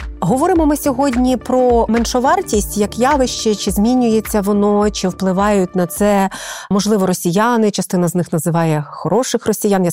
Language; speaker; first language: Ukrainian; native; Ukrainian